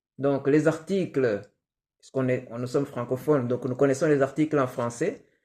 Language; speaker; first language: French; non-native, local second language; Kinyarwanda